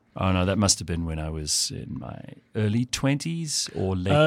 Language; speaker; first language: English; native; English